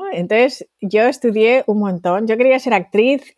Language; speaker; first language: Spanish; native; Spanish